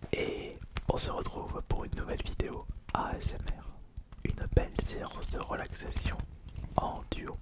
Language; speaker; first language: French; native; French